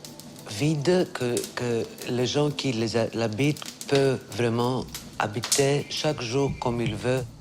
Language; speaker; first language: French; non-native, fluent; Greek